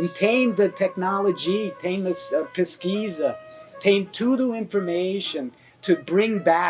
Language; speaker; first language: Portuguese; non-native, learner; English